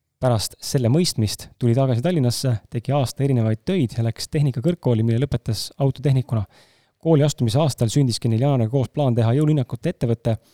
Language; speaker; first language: Estonian; native; Estonian